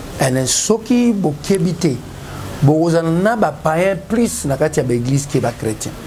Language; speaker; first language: Lingala; native; Lingala